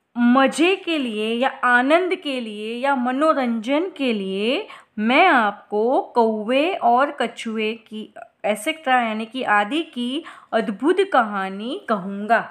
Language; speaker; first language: Hindi; non-native, local second language; Gujarati